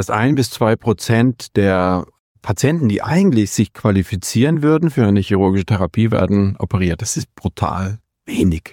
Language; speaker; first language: German; native; German